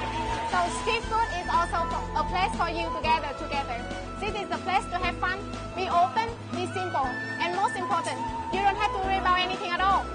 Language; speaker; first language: English; non-native, fluent; Vietnamese